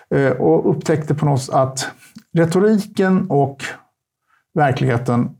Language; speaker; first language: Swedish; early bilingual, other home language; Turkish